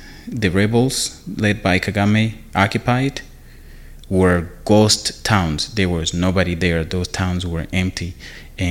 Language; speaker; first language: English; non-native, local second language; Kinyarwanda